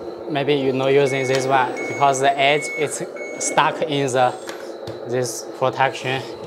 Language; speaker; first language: English; non-native, fluent; Chinese